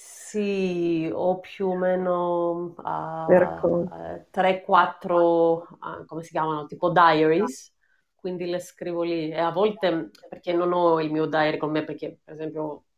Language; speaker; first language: Italian; non-native, fluent; Greek